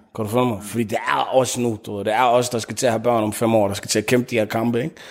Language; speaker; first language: Danish; early bilingual, other home language; Tigrinya